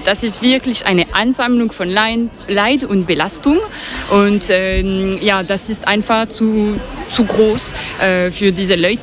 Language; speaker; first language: German; non-native, local second language; French